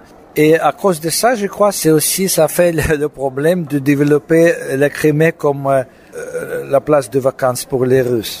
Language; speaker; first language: French; non-native, fluent; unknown